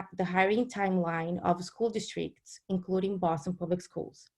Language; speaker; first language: English; non-native, fluent; Portuguese